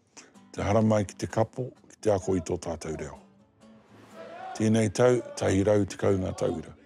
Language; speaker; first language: Māori; non-native, local second language; English